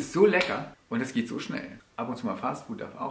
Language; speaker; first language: German; native; German